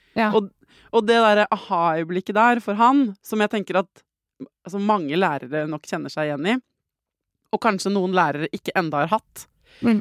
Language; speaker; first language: Norwegian; native; Norwegian